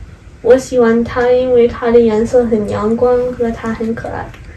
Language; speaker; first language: Chinese; early bilingual, heritage; Chinese